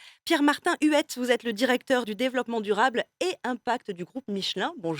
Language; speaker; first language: French; native; French